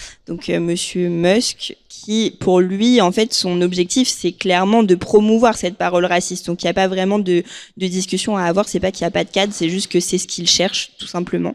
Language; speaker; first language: French; native; French